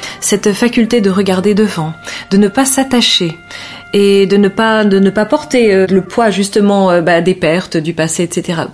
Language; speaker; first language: French; early bilingual, other home language; Arabic